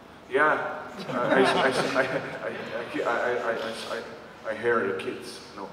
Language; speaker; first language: English; non-native, fluent; Czech